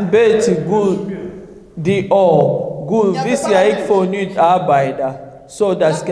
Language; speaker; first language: Danish; non-native, fluent; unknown